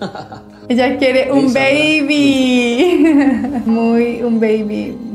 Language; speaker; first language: Spanish; native; Spanish